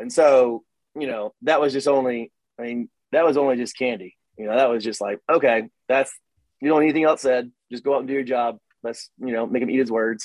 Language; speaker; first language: English; native; English